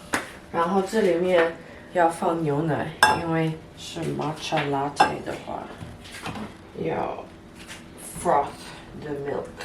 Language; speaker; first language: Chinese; early bilingual, heritage; Chinese